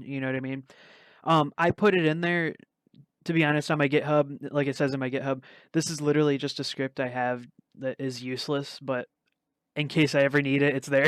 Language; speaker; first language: English; native; English